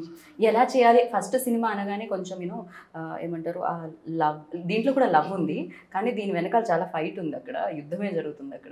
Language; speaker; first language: Telugu; native; Telugu